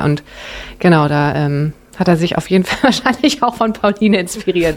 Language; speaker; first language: German; early bilingual, other home language; Japanese